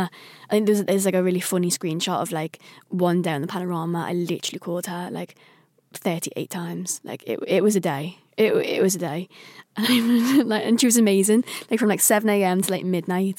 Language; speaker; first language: English; native; English